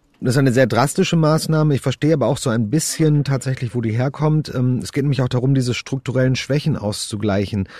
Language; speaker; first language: German; native; German